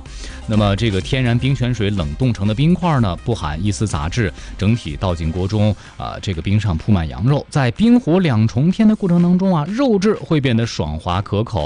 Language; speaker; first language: Chinese; native; Chinese